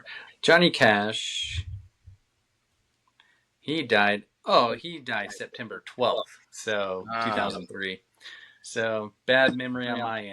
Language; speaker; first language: English; native; English